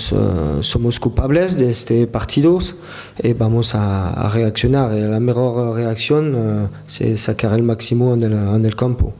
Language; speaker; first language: Spanish; non-native, fluent; French